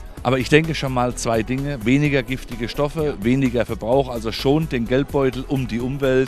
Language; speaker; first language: German; native; German